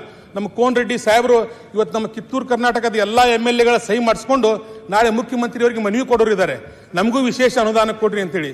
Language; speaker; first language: Kannada; non-native, local second language; Urdu